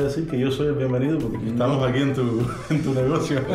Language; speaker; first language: Spanish; native; Spanish